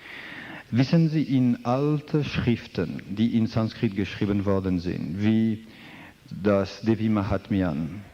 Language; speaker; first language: German; non-native, fluent; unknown